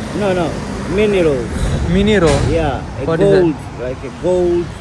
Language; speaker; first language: English; non-native, local second language; Swahili